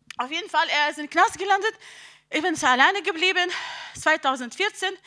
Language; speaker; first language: German; non-native, learner; Arabic